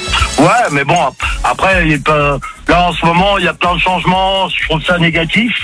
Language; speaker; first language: French; native; French